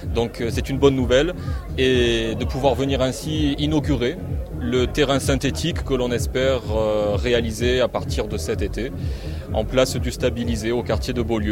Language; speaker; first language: French; native; French